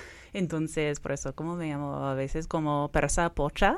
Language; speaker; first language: Spanish; non-native, fluent; English